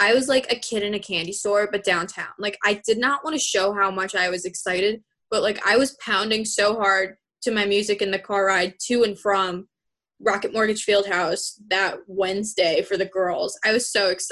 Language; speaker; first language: English; native; English